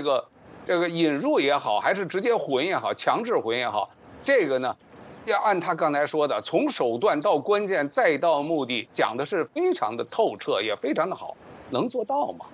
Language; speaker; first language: Chinese; native; Chinese